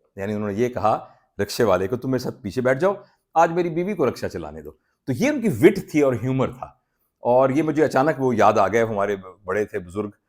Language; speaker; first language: Urdu; non-native, local second language; Punjabi